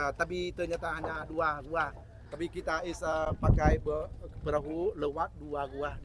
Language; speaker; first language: Indonesian; non-native, learner; Vietnamese